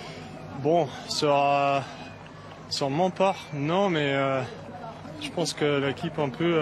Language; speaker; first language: French; non-native, fluent; English